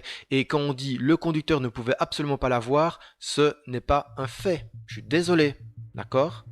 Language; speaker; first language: French; native; French